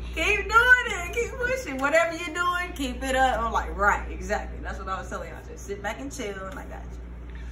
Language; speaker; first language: English; native; English